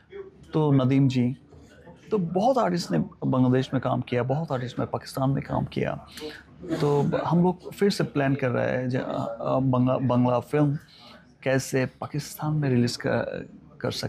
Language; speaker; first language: Hindi; non-native, learner; Bangla